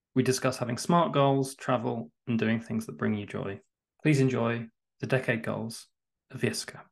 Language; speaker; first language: English; native; English